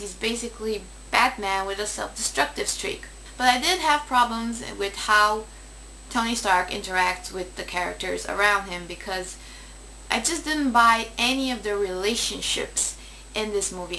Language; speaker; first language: English; native; English